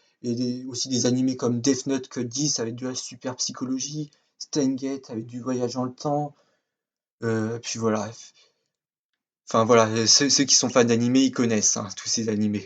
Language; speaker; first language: French; native; French